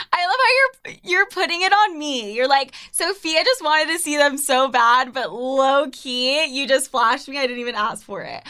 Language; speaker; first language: English; native; English